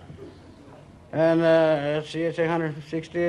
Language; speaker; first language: English; non-native, learner; Spanish